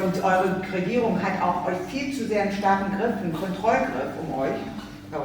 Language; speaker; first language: German; native; German